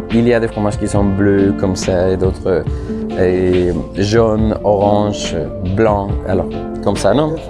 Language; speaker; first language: French; non-native, fluent; Spanish